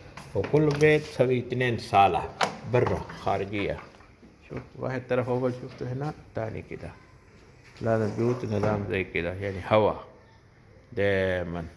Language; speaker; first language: Arabic; non-native, learner; Urdu